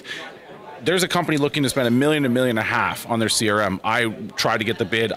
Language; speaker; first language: English; native; English